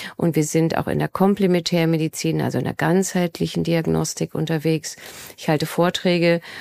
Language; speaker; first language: German; native; German